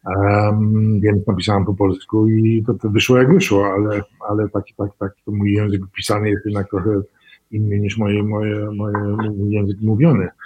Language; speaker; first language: Polish; early bilingual, heritage; Polish